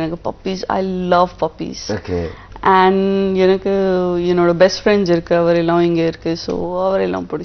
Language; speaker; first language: Tamil; non-native, local second language; Gujarati